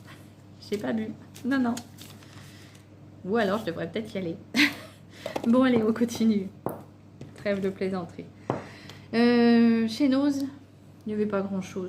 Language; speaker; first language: French; native; French